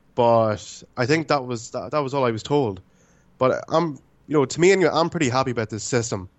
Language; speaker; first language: English; native; English